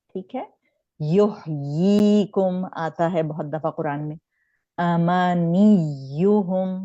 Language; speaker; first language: Urdu; native; Urdu